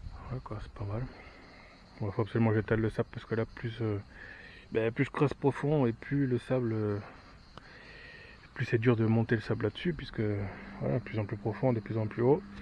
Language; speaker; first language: French; native; French